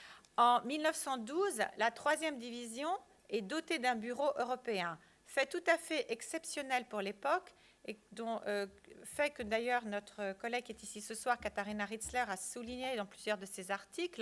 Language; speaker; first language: French; native; French